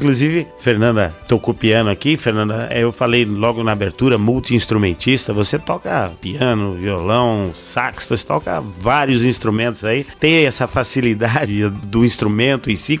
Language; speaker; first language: Portuguese; native; Portuguese